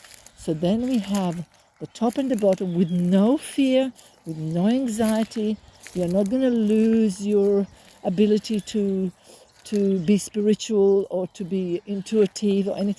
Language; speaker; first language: English; native; English